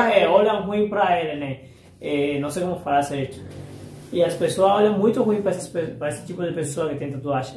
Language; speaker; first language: Portuguese; non-native, fluent; Spanish